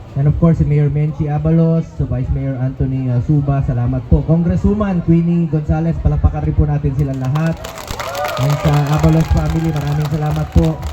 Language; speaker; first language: Filipino; non-native, local second language; Cebuano